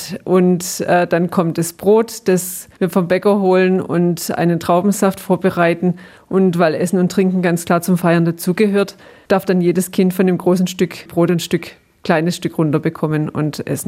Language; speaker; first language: German; native; German